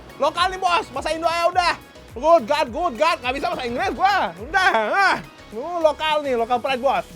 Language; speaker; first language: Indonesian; early bilingual, other home language; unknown